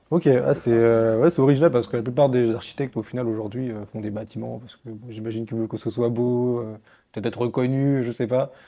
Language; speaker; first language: French; native; French